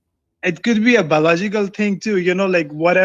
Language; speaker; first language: English; non-native, fluent; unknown